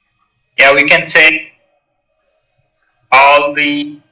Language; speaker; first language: English; non-native, learner; Telugu